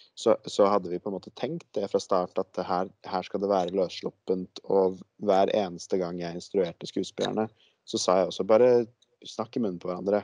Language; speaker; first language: Norwegian; native; Norwegian